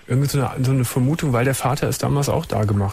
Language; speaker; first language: German; native; German